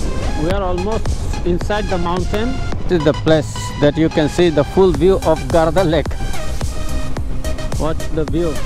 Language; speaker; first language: English; non-native, learner; Bangla